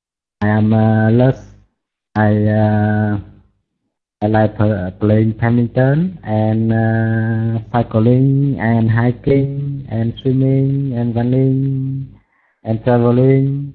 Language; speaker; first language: English; non-native, learner; Vietnamese